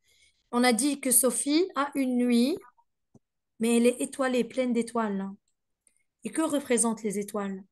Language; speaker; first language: French; non-native, fluent; Arabic